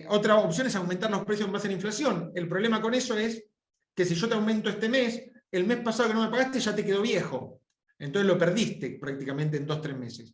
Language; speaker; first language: Spanish; native; Spanish